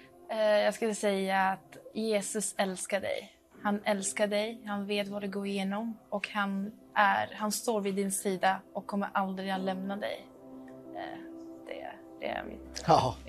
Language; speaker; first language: Swedish; early bilingual, other home language; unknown